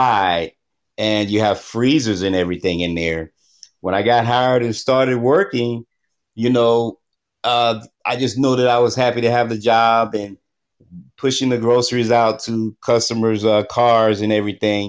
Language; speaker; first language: English; native; English